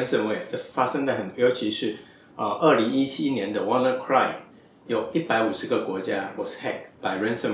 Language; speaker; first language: Chinese; native; Chinese